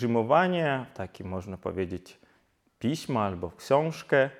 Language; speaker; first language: Polish; non-native, fluent; Ukrainian